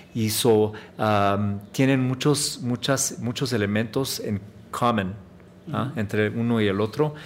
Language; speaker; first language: Spanish; early bilingual, heritage; Spanish